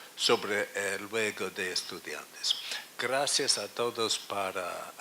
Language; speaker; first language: Spanish; non-native, learner; English